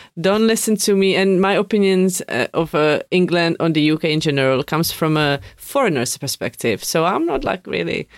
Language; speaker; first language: English; non-native, fluent; Czech